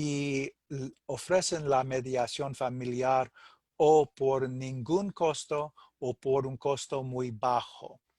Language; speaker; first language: Spanish; non-native, fluent; English